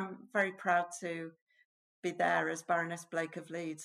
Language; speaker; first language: English; native; English